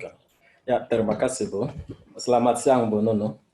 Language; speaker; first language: Indonesian; non-native, fluent; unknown